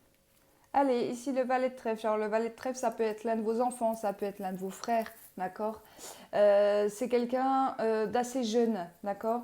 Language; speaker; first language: French; native; French